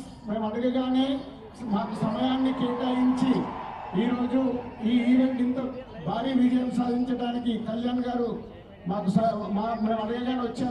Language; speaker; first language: Telugu; native; Telugu